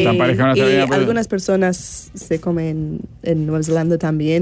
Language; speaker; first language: Spanish; non-native, learner; English